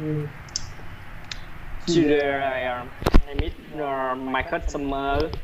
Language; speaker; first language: English; non-native, learner; Vietnamese